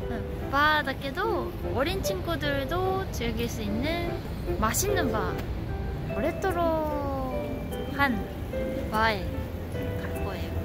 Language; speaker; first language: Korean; non-native, fluent; Japanese